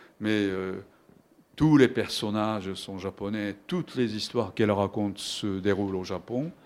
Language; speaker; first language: French; non-native, fluent; Japanese